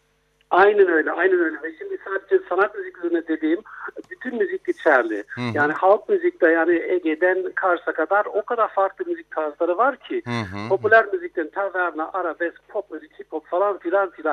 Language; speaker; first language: Turkish; non-native, fluent; German